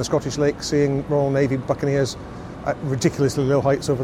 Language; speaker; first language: English; native; English